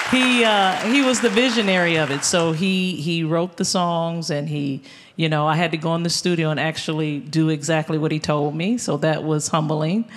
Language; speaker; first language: English; native; English